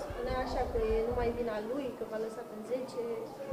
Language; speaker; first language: Romanian; native; Romanian